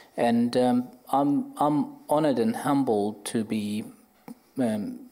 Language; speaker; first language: English; non-native, fluent; Arabic